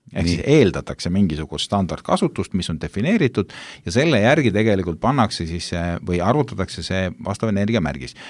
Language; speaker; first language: Estonian; native; Estonian